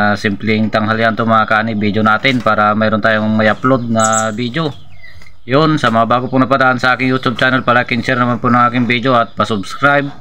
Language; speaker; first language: Filipino; non-native, local second language; Iloko